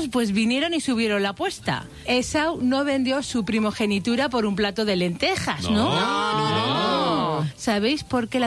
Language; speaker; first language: Spanish; native; Spanish